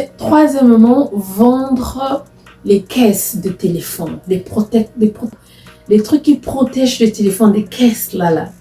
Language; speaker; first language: French; non-native, local second language; Lingala